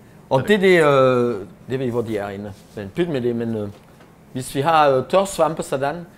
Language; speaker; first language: Danish; non-native, fluent; French